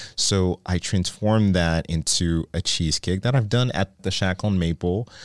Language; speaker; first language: English; non-native, fluent; Haitian Creole